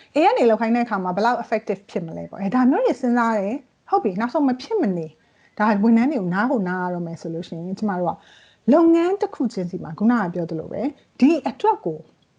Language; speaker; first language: Burmese; native; Burmese